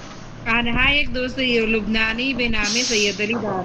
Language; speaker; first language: Persian; non-native, learner; Urdu